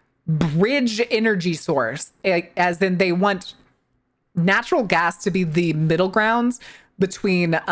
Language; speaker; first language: English; native; English